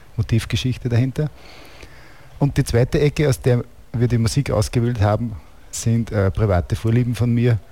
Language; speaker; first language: German; native; German